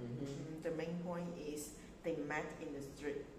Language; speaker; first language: English; non-native, learner; Chinese